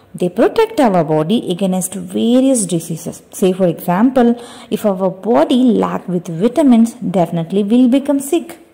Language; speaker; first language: English; non-native, local second language; Telugu